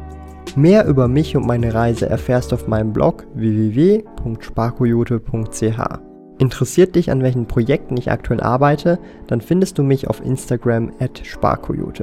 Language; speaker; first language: German; native; German